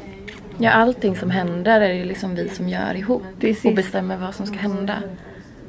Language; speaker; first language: Swedish; native; Swedish